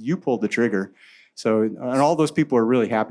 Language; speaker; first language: English; native; English